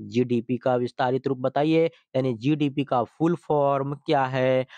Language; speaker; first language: Hindi; native; Hindi